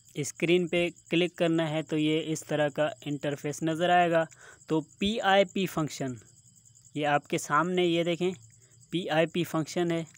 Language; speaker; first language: Urdu; non-native, local second language; Sindhi